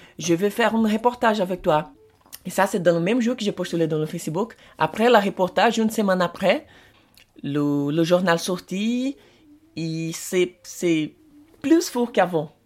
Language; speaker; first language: French; non-native, learner; Portuguese